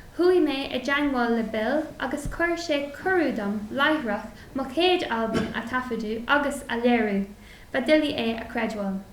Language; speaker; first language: Irish; non-native, local second language; English